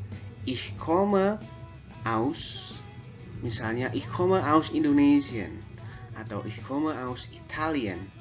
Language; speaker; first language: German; non-native, fluent; Indonesian